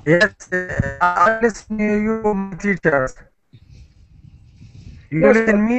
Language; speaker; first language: English; non-native, learner; Arabic